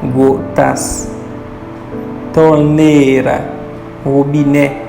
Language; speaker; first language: Portuguese; non-native, fluent; Haitian Creole